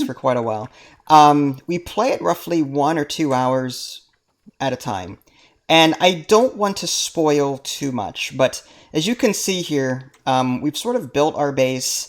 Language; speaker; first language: English; native; English